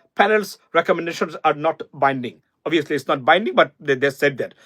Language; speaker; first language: English; non-native, local second language; Bangla